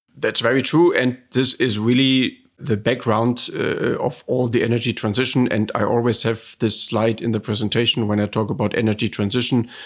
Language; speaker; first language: English; non-native, fluent; German